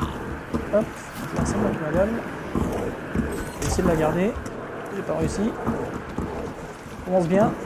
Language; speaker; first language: French; native; French